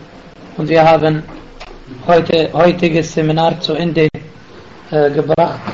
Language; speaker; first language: German; non-native, fluent; Arabic